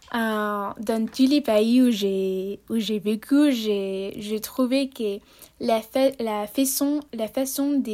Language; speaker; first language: French; non-native, fluent; Spanish